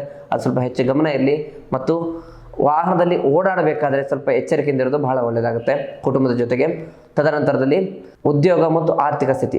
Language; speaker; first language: Kannada; native; Kannada